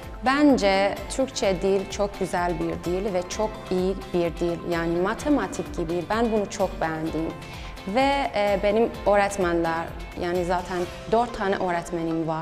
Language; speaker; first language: Turkish; non-native, learner; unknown